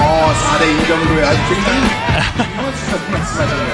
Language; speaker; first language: Korean; native; Korean